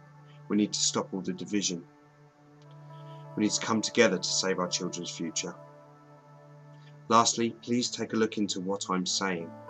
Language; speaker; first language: English; native; English